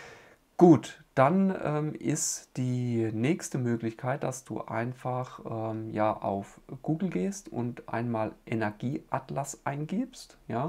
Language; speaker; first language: German; native; German